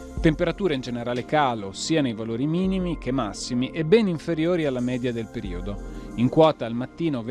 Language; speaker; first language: Italian; native; Italian